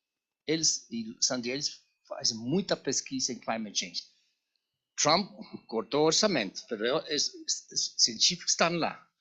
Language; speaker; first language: Portuguese; non-native, learner; Spanish